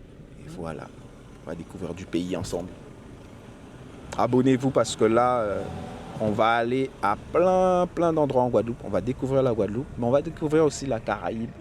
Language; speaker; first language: French; native; French